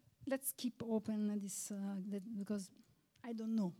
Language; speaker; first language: English; non-native, fluent; Italian